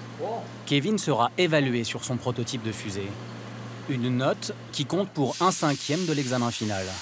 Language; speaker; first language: French; native; French